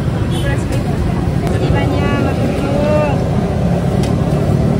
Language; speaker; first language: Indonesian; non-native, learner; Japanese